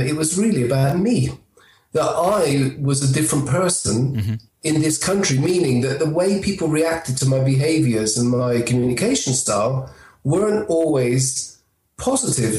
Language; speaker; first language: English; native; English